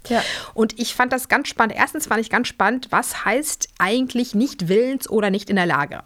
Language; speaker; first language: German; early bilingual, other home language; Polish